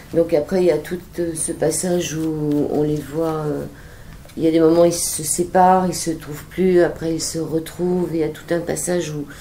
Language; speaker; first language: French; native; French